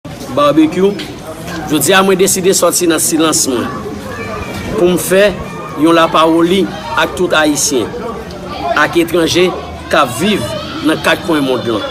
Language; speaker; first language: Haitian Creole; native; Haitian Creole